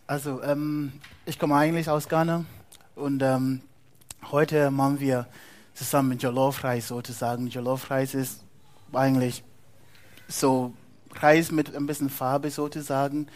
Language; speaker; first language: German; non-native, fluent; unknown